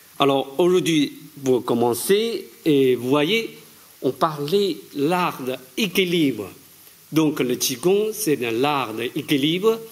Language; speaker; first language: French; non-native, fluent; Chinese